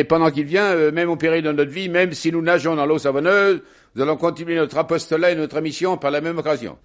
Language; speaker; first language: French; native; French